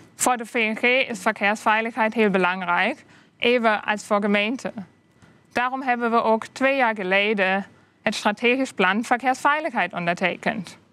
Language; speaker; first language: Dutch; non-native, fluent; German